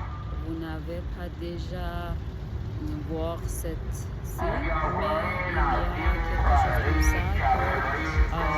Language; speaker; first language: French; non-native, learner; Persian